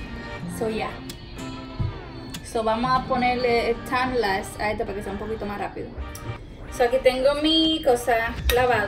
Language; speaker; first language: Spanish; early bilingual, heritage; Spanish